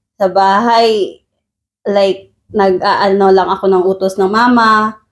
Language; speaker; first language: Filipino; non-native, local second language; Cebuano